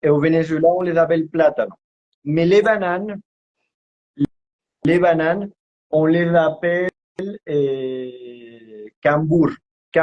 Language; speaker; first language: French; non-native, fluent; Spanish